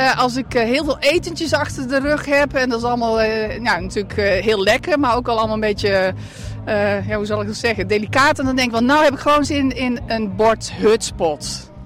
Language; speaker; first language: Dutch; native; Dutch